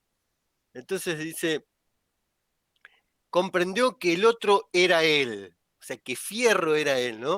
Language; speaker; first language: Spanish; native; Spanish